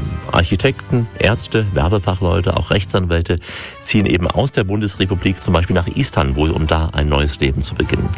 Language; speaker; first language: German; native; German